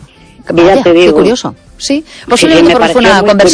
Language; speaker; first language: Spanish; native; Spanish